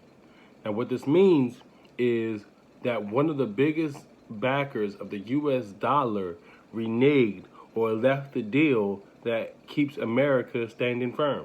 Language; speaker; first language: English; native; English